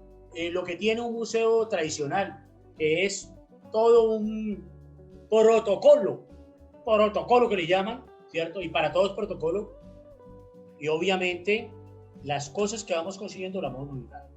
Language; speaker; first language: Spanish; native; Spanish